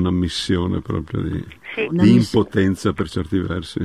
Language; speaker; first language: Italian; native; Italian